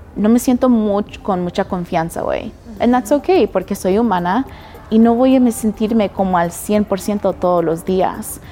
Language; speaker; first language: Spanish; early bilingual, heritage; Spanish